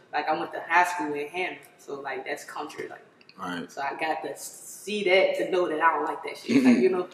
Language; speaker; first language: English; native; English